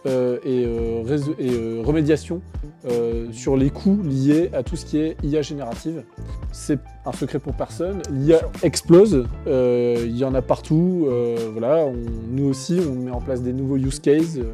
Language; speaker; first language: French; native; French